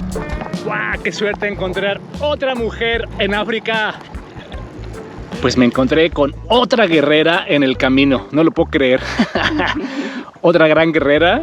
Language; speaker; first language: Spanish; native; Spanish